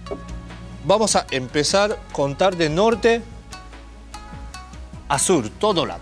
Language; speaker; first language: Spanish; non-native, learner; Japanese